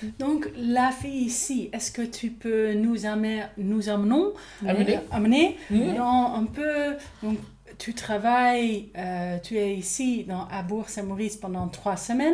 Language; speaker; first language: French; non-native, learner; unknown